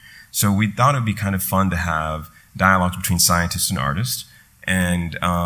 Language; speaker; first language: English; native; English